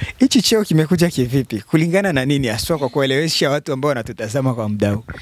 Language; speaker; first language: Swahili; native; Swahili